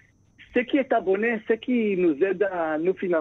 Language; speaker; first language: French; non-native, fluent; Hebrew